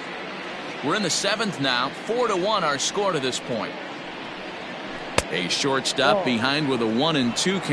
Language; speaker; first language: English; native; English